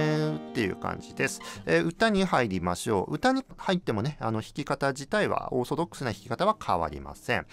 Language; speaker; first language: Japanese; native; Japanese